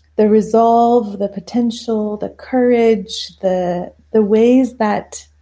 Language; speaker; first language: English; non-native, fluent; Persian